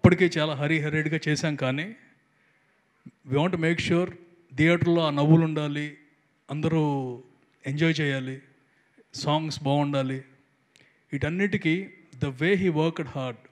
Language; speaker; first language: Telugu; native; Telugu